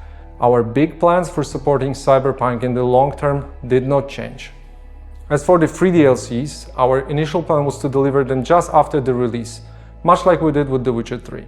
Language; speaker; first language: English; non-native, fluent; Polish